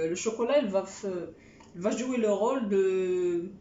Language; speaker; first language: French; non-native, local second language; Arabic